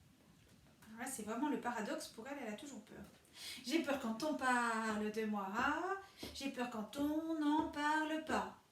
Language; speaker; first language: French; native; French